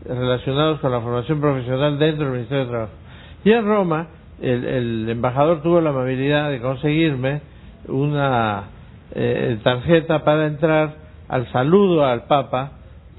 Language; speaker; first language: Spanish; native; Spanish